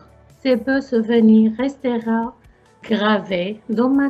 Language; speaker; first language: French; non-native, learner; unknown